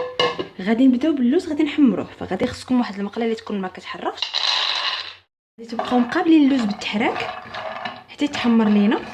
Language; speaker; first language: Arabic; native; Arabic